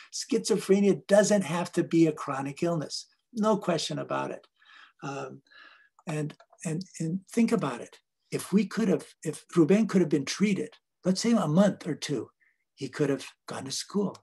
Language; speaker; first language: English; native; English